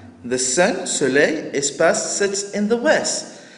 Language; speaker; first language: English; non-native, local second language; Morisyen